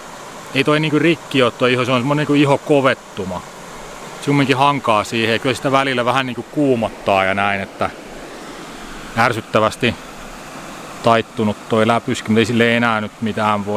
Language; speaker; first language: Finnish; native; Finnish